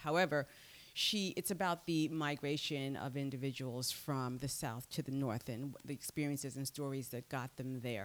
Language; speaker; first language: English; native; English